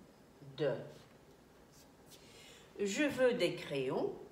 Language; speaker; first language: French; non-native, fluent; Dutch